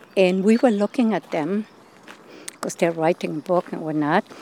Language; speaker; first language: English; non-native, fluent; Spanish